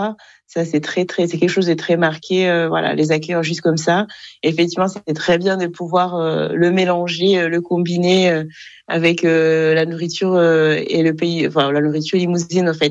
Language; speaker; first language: French; non-native, local second language; Kinyarwanda